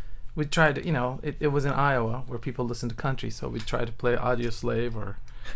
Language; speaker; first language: English; non-native, fluent; Turkish